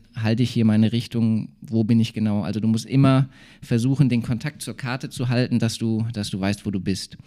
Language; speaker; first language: German; native; German